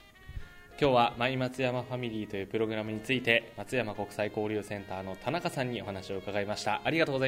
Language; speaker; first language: Japanese; native; Japanese